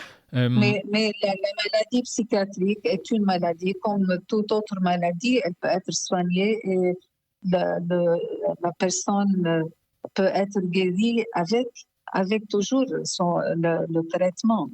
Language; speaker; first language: French; non-native, local second language; Arabic